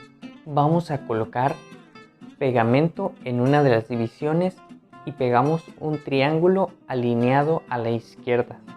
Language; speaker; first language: Spanish; native; Spanish